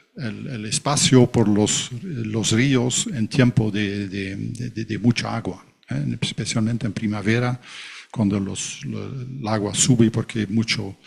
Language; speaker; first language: Spanish; non-native, fluent; Dutch